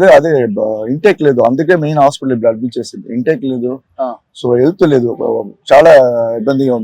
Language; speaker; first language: Telugu; non-native, local second language; Tamil